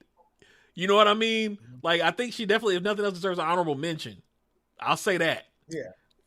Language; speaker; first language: English; native; English